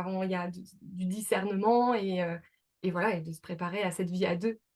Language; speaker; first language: French; native; French